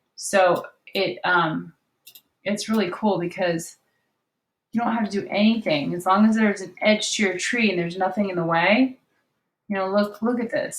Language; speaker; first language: English; native; English